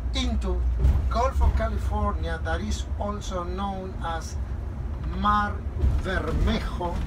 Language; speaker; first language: English; non-native, fluent; Spanish